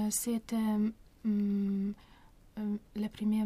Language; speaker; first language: French; non-native, learner; Swedish